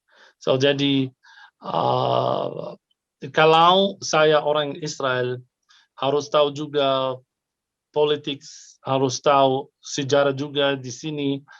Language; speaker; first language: Indonesian; non-native, fluent; Arabic